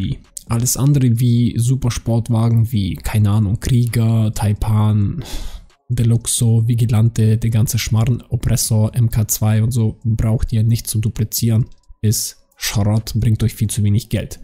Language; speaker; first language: German; native; German